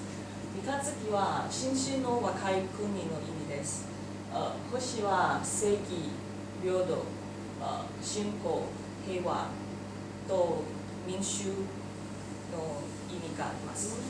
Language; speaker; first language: Japanese; non-native, learner; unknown